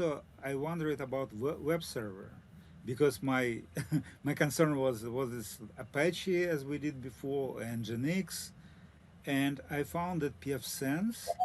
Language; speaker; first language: English; non-native, learner; Russian